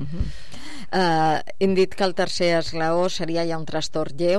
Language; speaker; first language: Catalan; native; Catalan